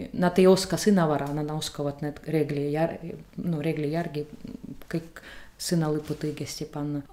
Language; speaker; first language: Estonian; non-native, learner; Russian